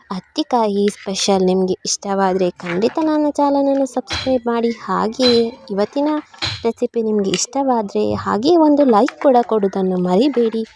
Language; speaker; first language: Kannada; non-native, local second language; Tulu